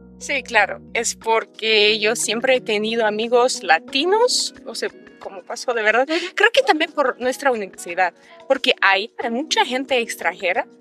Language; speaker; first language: Spanish; non-native, fluent; Russian